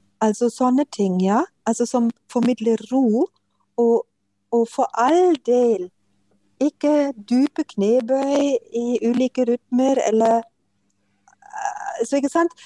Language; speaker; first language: Norwegian; non-native, fluent; German